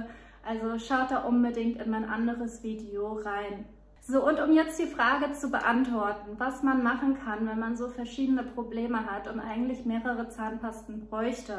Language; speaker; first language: German; native; German